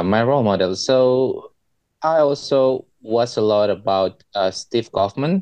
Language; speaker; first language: English; non-native, learner; Indonesian